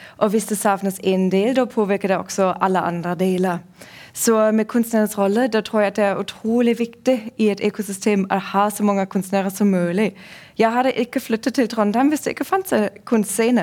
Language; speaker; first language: Norwegian; non-native, fluent; German